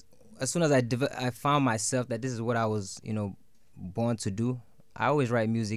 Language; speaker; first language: English; non-native, local second language; Yoruba